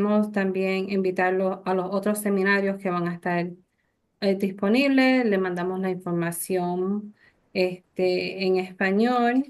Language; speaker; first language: Spanish; early bilingual, heritage; Spanish